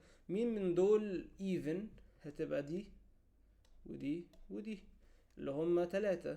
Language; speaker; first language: Arabic; native; Arabic